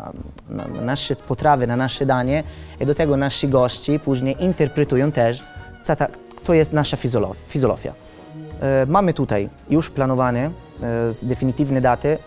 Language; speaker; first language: Polish; non-native, learner; Italian